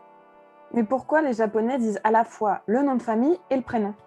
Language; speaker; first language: French; native; French